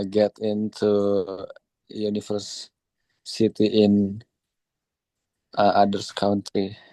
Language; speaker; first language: English; non-native, learner; Indonesian